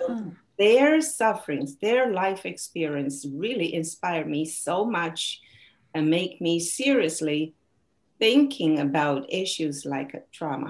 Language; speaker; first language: English; non-native, fluent; Chinese